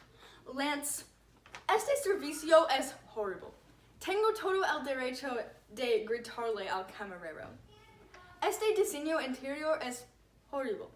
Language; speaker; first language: Spanish; non-native, learner; English